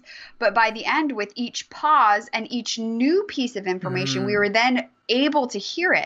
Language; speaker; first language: English; native; English